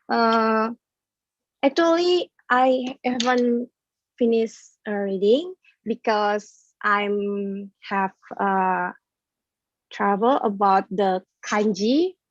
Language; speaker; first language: English; non-native, learner; Indonesian